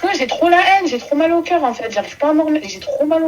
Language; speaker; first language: French; native; French